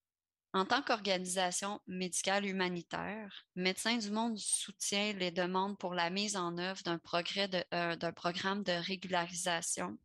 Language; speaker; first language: French; native; French